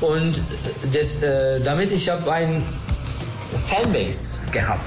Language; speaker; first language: German; non-native, learner; Turkish